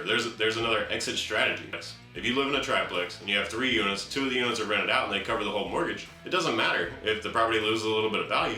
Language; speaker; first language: English; native; English